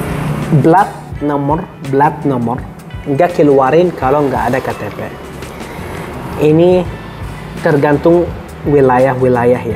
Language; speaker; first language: Indonesian; non-native, fluent; Arabic